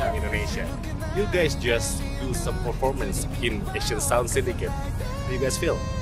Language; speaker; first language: English; non-native, learner; Indonesian